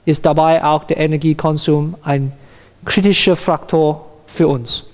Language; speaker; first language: German; non-native, learner; Cantonese